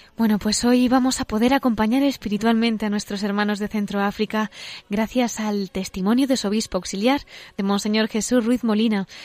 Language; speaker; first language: Spanish; native; Spanish